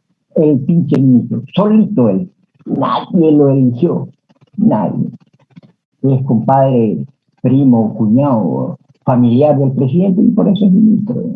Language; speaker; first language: Spanish; native; Spanish